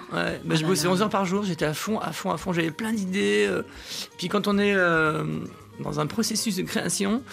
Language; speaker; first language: French; native; French